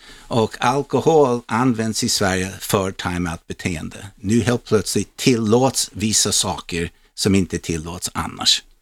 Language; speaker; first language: Swedish; non-native, fluent; English